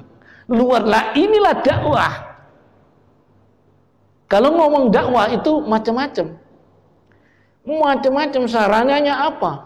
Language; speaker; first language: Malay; non-native, local second language; Javanese